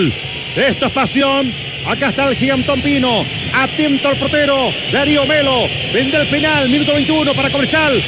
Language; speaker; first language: Spanish; native; Spanish